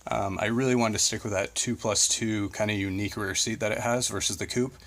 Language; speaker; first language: English; native; English